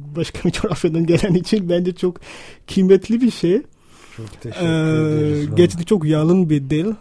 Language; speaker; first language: Turkish; non-native, fluent; Urdu